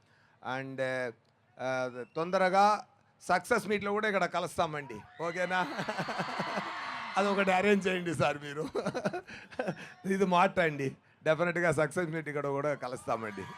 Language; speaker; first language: Telugu; non-native, fluent; Tamil